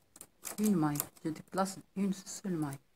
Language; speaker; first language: French; non-native, local second language; Arabic